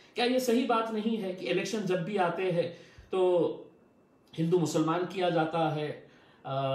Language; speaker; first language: Hindi; non-native, local second language; Urdu